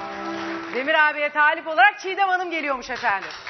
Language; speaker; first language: Turkish; native; Turkish